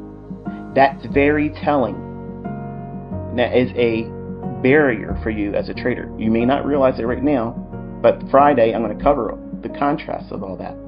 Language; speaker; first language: English; native; English